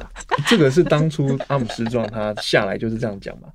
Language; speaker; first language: Chinese; native; Chinese